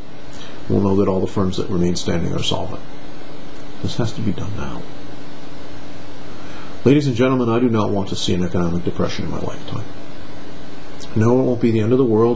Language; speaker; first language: English; native; English